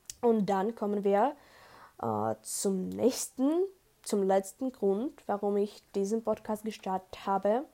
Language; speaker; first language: German; non-native, learner; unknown